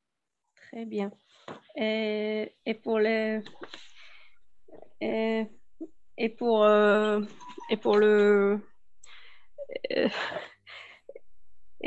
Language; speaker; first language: French; non-native, learner; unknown